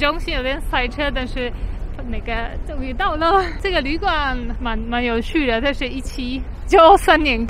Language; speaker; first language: Chinese; non-native, fluent; Polish